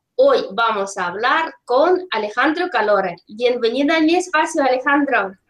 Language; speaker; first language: Spanish; non-native, fluent; Russian